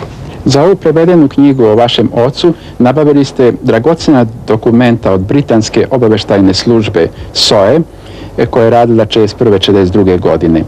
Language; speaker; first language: Bosnian; native; Bosnian